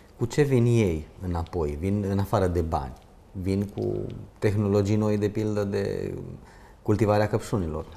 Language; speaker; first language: Romanian; native; Romanian